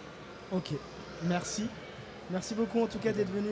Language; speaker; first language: French; native; French